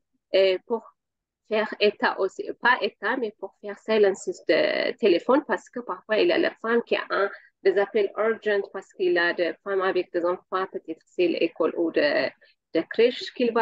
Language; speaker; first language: French; non-native, learner; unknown